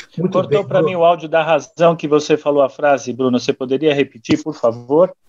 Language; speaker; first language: Portuguese; native; Portuguese